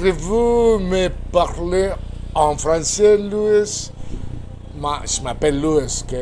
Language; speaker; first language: French; non-native, fluent; Spanish